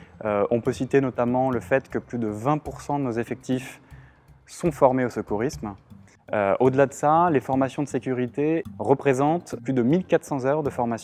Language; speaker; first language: French; native; French